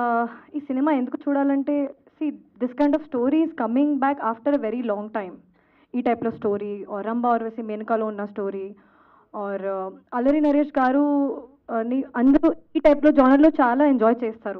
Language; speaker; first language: Telugu; non-native, local second language; Hindi